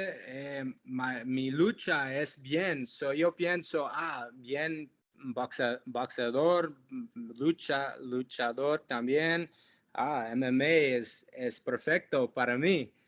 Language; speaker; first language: Spanish; non-native, learner; English